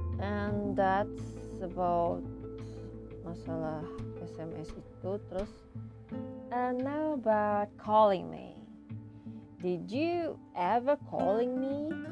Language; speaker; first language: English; non-native, learner; Indonesian